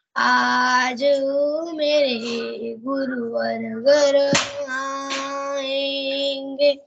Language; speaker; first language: Hindi; native; Hindi